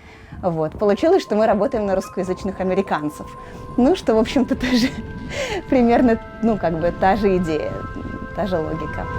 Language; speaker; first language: Russian; native; Russian